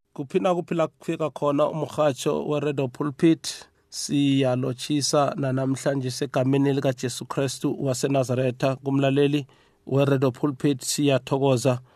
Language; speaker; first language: Zulu; non-native, local second language; South Ndebele